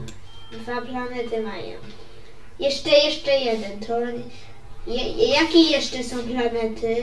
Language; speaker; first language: Polish; early bilingual, heritage; Polish